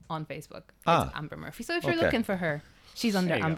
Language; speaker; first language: English; non-native, fluent; Polish